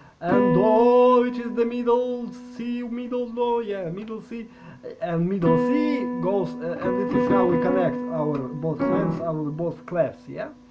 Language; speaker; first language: English; non-native, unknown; Russian